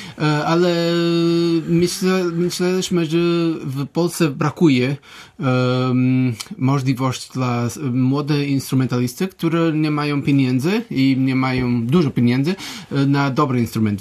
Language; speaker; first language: Polish; non-native, learner; Portuguese